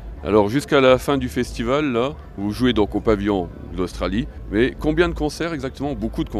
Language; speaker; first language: French; native; French